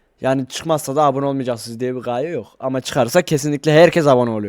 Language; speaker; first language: Turkish; native; Turkish